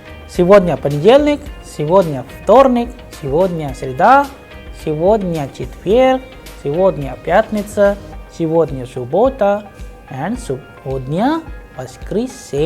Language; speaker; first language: Russian; non-native, fluent; Hindi